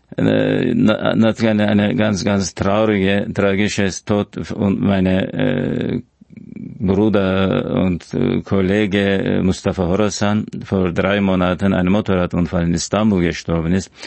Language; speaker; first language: German; non-native, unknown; Kurdish